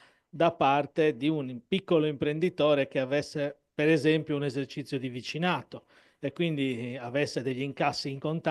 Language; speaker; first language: Italian; native; Italian